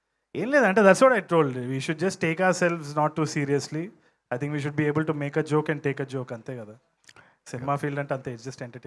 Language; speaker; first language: Telugu; native; Telugu